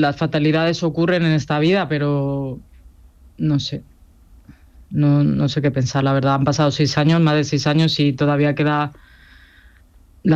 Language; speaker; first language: Spanish; native; Spanish